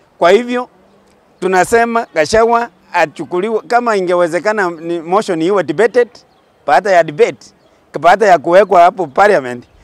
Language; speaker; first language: Swahili; non-native, local second language; Gusii